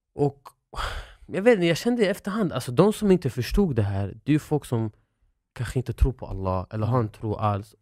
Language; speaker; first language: Swedish; early bilingual, other home language; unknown